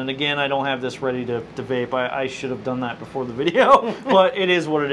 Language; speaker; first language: English; native; English